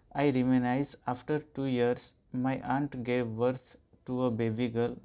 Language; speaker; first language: Hindi; native; Hindi